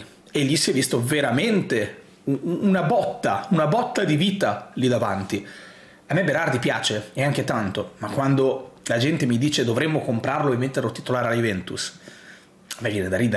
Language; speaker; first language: Italian; native; Italian